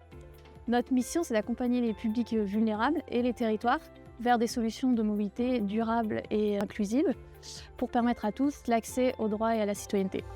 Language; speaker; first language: French; native; French